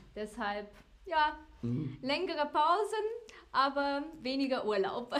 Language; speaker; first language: German; non-native, fluent; Ukrainian